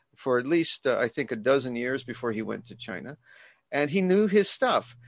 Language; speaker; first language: English; native; English